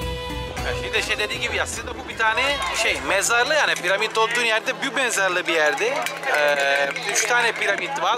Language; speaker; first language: Turkish; non-native, fluent; Italian